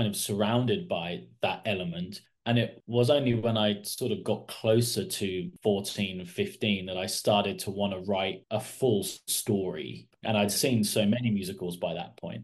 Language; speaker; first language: English; native; English